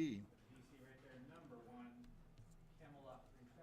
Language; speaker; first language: English; native; English